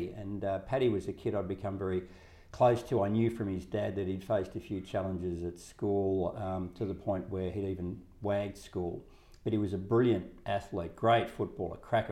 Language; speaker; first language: English; native; English